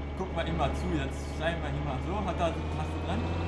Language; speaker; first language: German; native; German